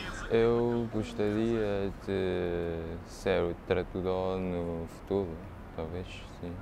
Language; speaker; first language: Portuguese; non-native, learner; Cantonese